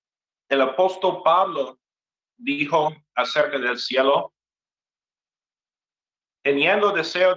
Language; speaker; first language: Spanish; non-native, fluent; English